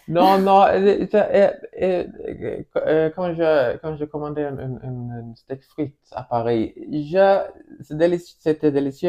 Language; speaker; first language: French; non-native, learner; Swedish